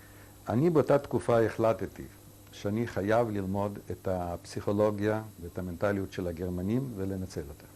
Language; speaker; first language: Hebrew; non-native, fluent; Yiddish